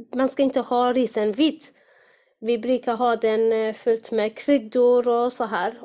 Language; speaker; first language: Swedish; non-native, fluent; Arabic